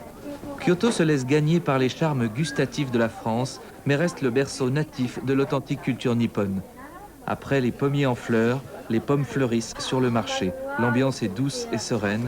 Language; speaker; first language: French; native; French